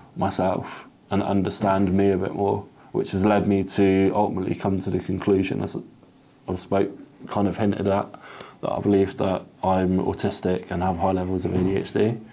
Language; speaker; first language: English; native; English